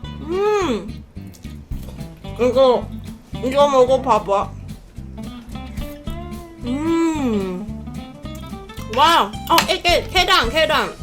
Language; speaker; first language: Korean; non-native, learner; Cantonese